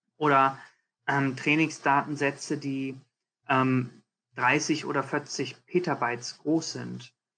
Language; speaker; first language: German; early bilingual, heritage; German